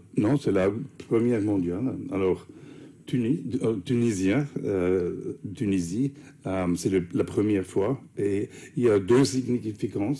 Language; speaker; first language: French; non-native, fluent; English